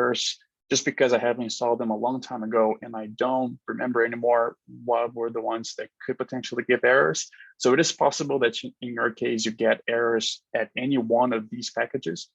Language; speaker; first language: English; non-native, fluent; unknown